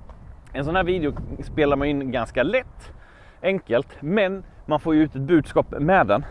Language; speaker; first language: Swedish; native; Swedish